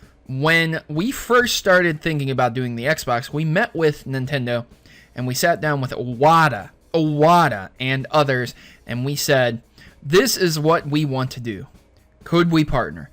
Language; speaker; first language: English; native; English